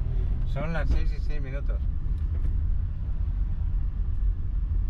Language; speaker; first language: Spanish; native; Spanish